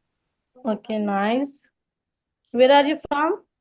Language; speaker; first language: English; non-native, learner; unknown